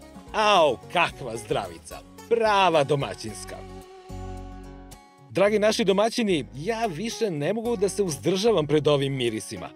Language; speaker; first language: Serbian; native; Serbian